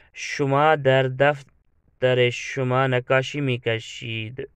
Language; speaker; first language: Persian; non-native, fluent; Urdu